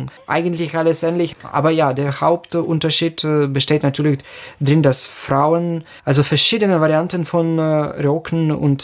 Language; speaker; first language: German; non-native, fluent; Ukrainian